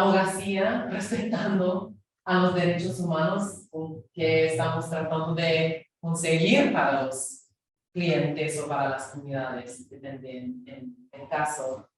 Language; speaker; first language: Spanish; non-native, fluent; English